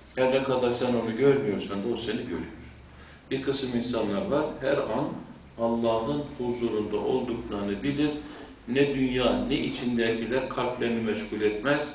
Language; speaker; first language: Turkish; native; Turkish